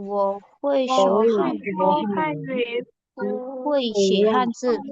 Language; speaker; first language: Chinese; non-native, learner; Burmese